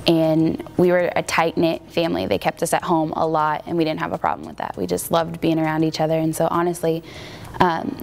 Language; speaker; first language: English; native; English